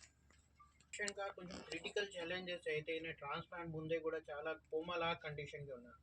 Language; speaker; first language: Telugu; native; Telugu